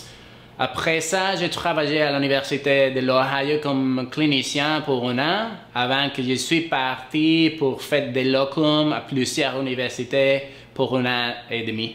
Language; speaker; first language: French; non-native, learner; Spanish